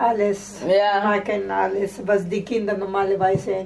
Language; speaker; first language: German; non-native, fluent; Italian